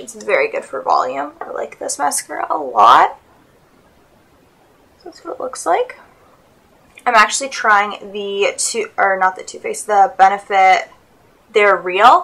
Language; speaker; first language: English; native; English